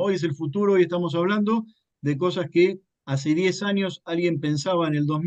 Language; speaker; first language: Spanish; native; Spanish